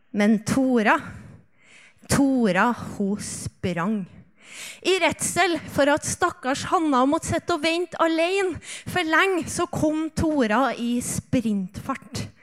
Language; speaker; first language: Norwegian; native; Norwegian